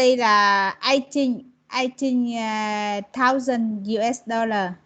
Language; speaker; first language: English; non-native, learner; Vietnamese